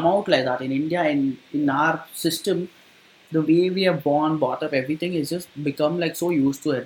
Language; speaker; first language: English; non-native, local second language; Kannada